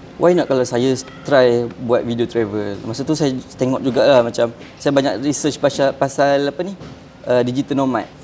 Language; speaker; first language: Malay; native; Malay